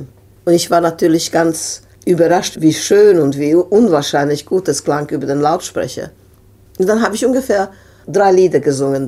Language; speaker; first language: German; non-native, fluent; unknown